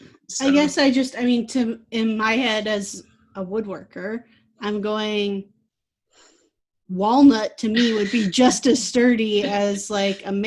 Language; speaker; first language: English; native; English